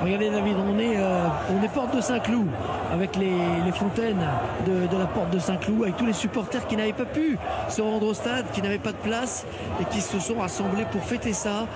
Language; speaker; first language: French; native; French